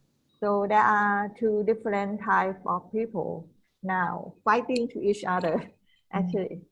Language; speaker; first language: English; non-native, fluent; Thai